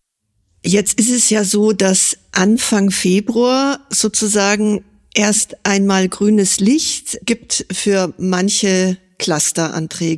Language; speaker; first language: German; native; German